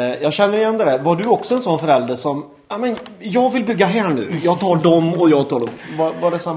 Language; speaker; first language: Swedish; native; Swedish